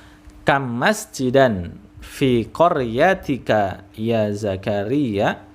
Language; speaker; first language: Arabic; non-native, fluent; Indonesian